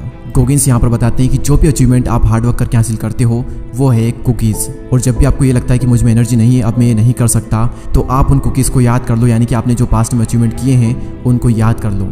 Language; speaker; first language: Hindi; native; Hindi